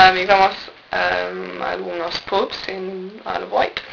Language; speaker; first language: Spanish; non-native, fluent; English